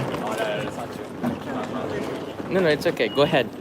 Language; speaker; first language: English; native; English